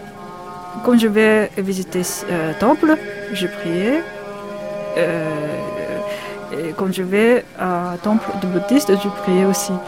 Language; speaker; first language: French; non-native, learner; Japanese